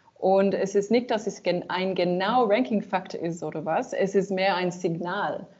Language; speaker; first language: German; non-native, learner; English